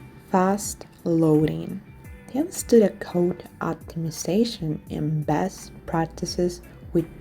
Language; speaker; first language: English; non-native, fluent; Spanish